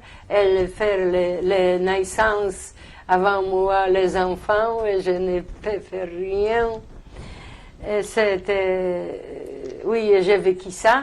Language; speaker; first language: French; non-native, learner; Polish